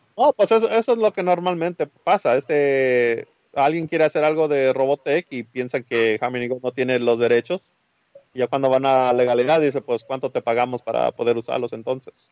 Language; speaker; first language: Spanish; early bilingual, heritage; Spanish